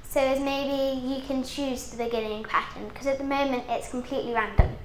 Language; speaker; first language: English; native; English